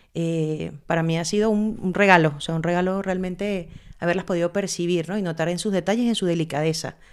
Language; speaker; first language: Spanish; native; Spanish